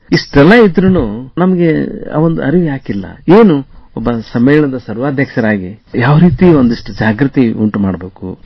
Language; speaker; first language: Kannada; native; Kannada